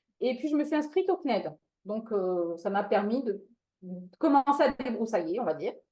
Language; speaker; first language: French; non-native, fluent; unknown